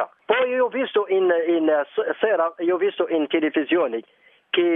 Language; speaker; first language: Italian; non-native, learner; Arabic